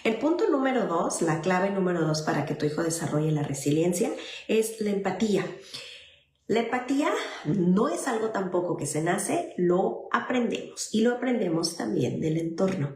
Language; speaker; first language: Spanish; native; Spanish